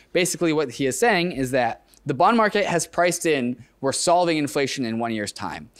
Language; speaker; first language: English; native; English